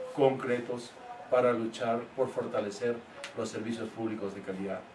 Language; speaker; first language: Spanish; native; Spanish